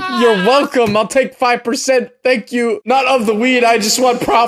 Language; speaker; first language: English; native; English